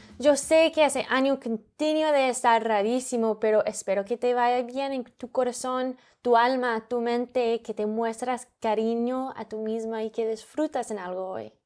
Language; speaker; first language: Spanish; non-native, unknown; English